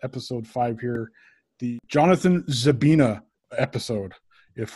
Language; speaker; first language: English; native; English